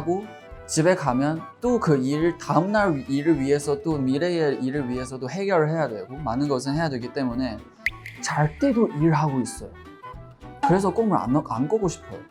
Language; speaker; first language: Korean; non-native, fluent; Chinese